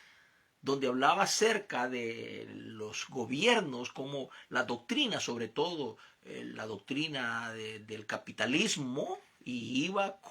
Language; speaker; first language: Spanish; native; Spanish